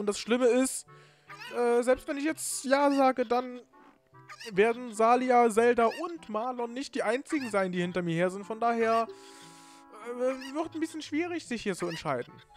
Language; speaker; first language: German; native; German